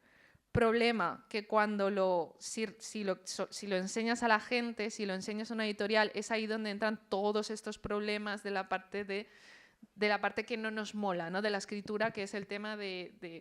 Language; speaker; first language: Spanish; early bilingual, other home language; Chinese